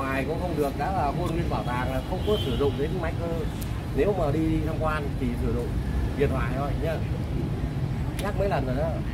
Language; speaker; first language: Vietnamese; native; Vietnamese